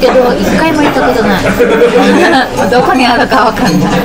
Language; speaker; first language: Japanese; native; Japanese